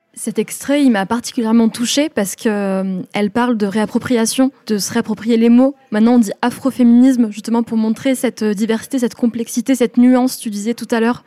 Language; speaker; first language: French; early bilingual, other home language; Arabic